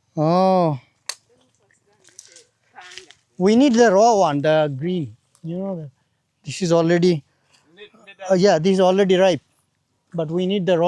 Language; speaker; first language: English; non-native, learner; Bangla